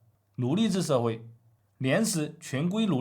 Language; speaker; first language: Chinese; native; Chinese